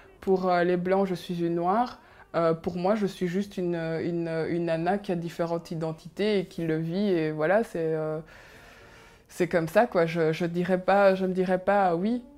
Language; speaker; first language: French; early bilingual, other home language; Kinyarwanda